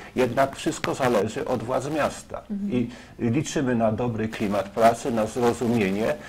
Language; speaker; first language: Polish; native; Polish